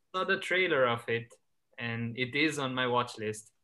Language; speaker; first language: English; non-native, local second language; Gujarati